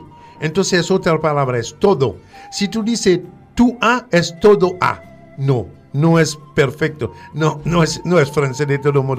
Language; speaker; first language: Spanish; non-native, fluent; French